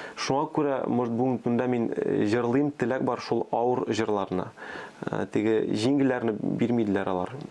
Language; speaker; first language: Tatar; early bilingual, other home language; Armenian